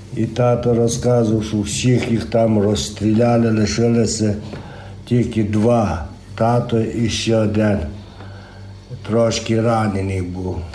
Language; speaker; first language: Ukrainian; native; Ukrainian